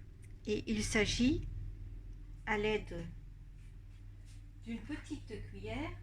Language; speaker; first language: French; native; French